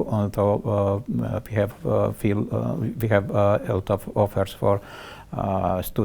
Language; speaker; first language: English; non-native, learner; Georgian